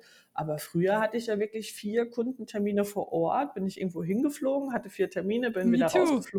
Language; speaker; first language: German; native; German